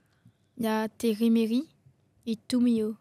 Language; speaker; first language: French; non-native, local second language; Réunion Creole French